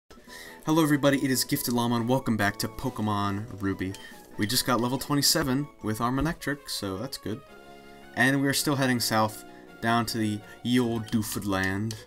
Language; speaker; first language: English; native; English